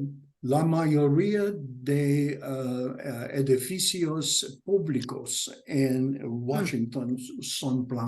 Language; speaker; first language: Spanish; non-native, learner; English